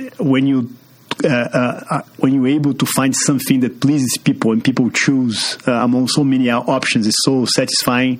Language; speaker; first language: English; non-native, fluent; Portuguese